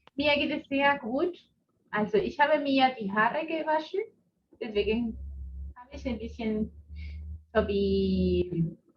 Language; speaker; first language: German; non-native, fluent; Spanish